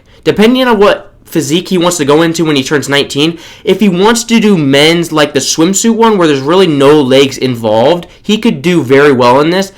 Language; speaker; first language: English; native; English